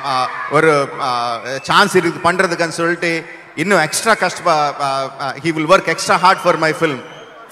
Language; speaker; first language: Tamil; non-native, local second language; Telugu